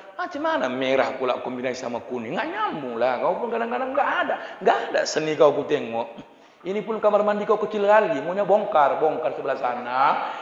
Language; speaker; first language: Malay; non-native, local second language; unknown